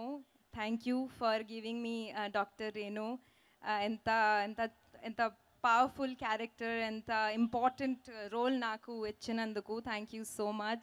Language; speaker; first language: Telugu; non-native, local second language; Hindi